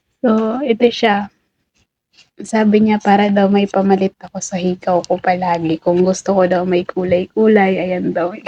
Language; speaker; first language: Filipino; native; Filipino